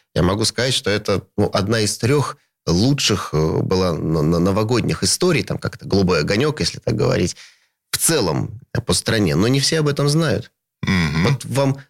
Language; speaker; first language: Russian; native; Russian